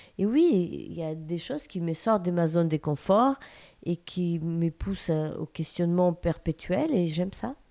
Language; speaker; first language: French; non-native, fluent; Portuguese